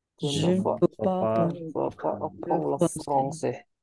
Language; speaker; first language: French; non-native, learner; Indonesian